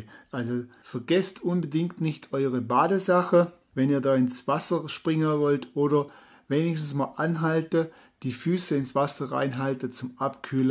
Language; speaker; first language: German; native; German